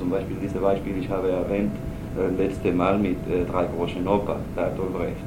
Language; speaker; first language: German; non-native, learner; Spanish